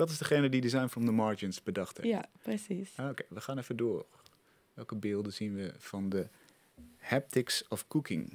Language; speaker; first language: Dutch; native; Dutch